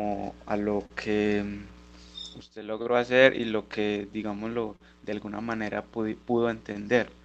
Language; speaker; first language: Spanish; native; Spanish